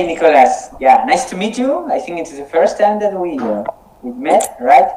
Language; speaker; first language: English; non-native, fluent; Spanish